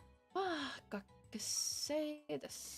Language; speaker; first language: Japanese; non-native, learner; English